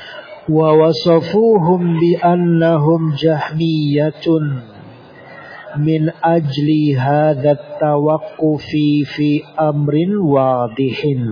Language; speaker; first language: Arabic; non-native, fluent; Indonesian